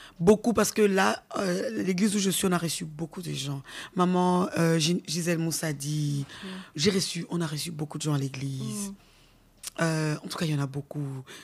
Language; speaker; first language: French; non-native, local second language; Lingala